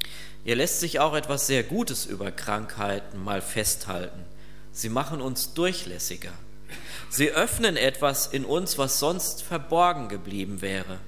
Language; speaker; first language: German; native; German